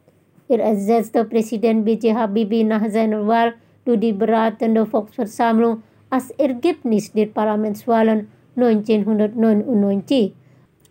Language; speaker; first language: German; non-native, fluent; Indonesian